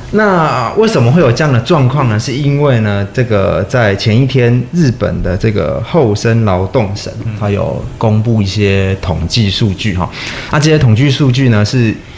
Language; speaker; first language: Chinese; native; Chinese